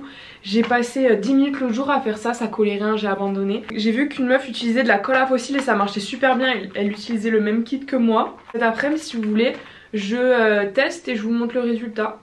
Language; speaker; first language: French; native; French